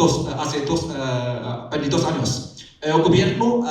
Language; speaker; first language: Spanish; non-native, learner; Chinese